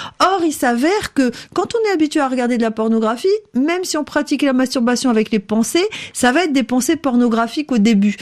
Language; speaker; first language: French; native; French